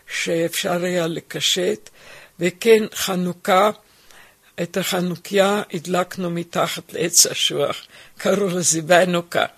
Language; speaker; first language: Hebrew; non-native, fluent; German